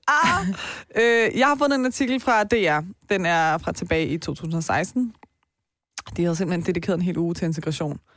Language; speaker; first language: Danish; early bilingual, other home language; Persian